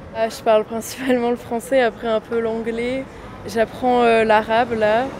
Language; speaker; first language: French; native; French